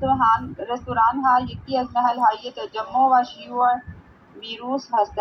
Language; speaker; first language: Persian; non-native, learner; Urdu